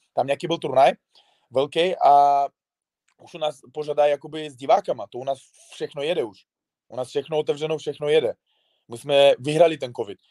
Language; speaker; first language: Czech; non-native, fluent; Uzbek